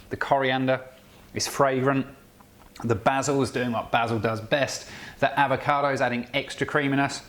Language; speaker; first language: English; native; English